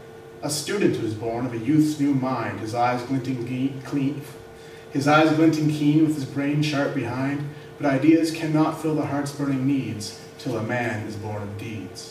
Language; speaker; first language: English; native; English